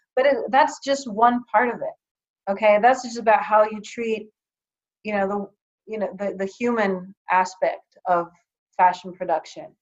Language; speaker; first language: English; early bilingual, other home language; Greek